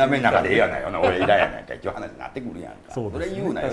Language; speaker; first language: Japanese; native; Japanese